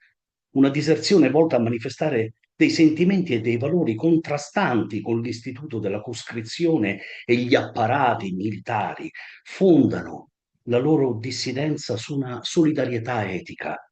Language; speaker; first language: Italian; native; Italian